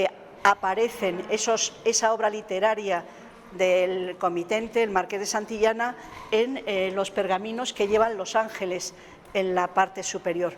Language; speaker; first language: Spanish; native; Spanish